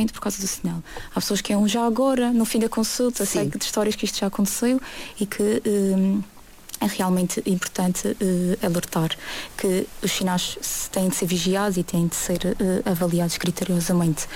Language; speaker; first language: Portuguese; native; Portuguese